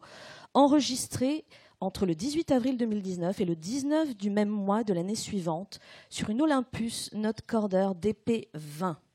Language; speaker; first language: French; native; French